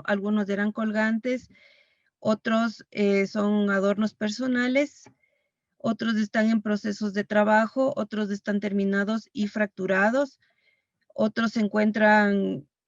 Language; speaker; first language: Spanish; native; Spanish